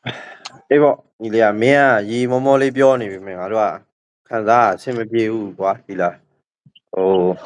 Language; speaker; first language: Burmese; native; Burmese